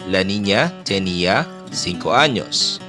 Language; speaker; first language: Spanish; non-native, fluent; Filipino